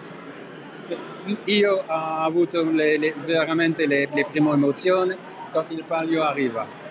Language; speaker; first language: Italian; non-native, learner; French